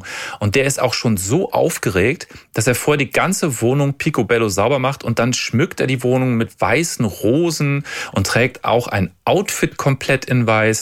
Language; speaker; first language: German; native; German